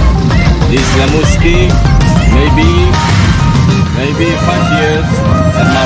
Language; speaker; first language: English; non-native, learner; Arabic